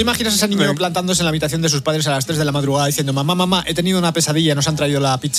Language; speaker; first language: Spanish; native; Spanish